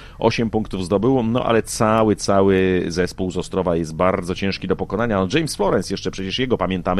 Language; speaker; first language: Polish; native; Polish